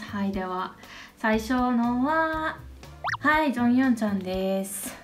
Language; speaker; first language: Japanese; non-native, learner; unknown